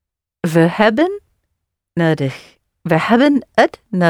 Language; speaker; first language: Dutch; non-native, learner; English